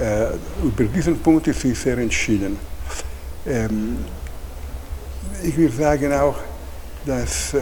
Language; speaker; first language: German; non-native, fluent; Italian